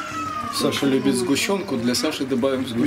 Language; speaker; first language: Russian; native; Russian